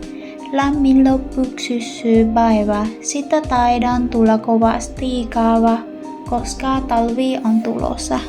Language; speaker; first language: Finnish; non-native, learner; Vietnamese